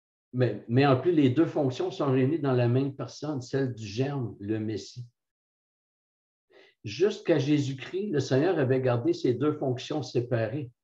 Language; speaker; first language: French; native; French